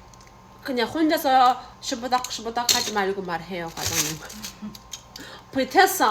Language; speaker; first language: Korean; non-native, fluent; Uzbek